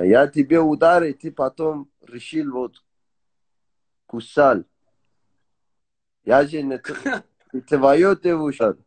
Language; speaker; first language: Russian; non-native, learner; Persian